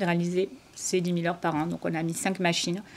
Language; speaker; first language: French; native; French